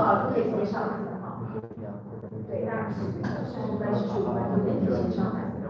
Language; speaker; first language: Chinese; native; Chinese